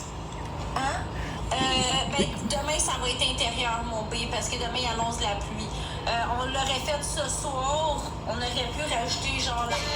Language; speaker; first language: French; native; French